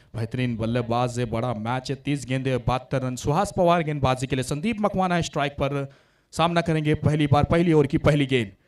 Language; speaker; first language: Hindi; non-native, local second language; Marathi